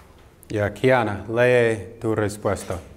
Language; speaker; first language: Spanish; non-native, fluent; English